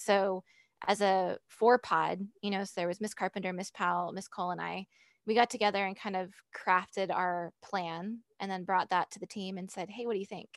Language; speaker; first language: English; native; English